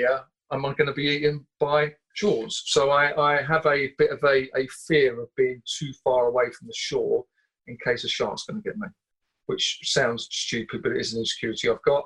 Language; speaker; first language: English; native; English